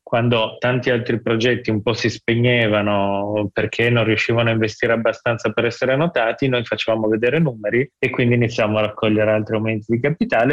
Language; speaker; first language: Italian; native; Italian